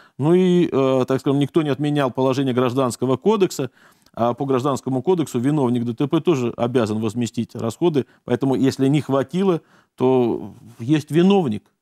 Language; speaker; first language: Russian; native; Russian